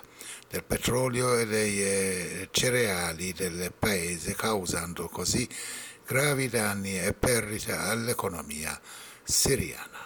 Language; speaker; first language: Italian; non-native, fluent; Persian